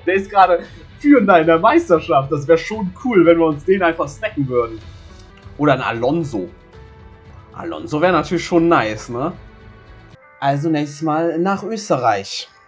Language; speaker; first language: German; native; German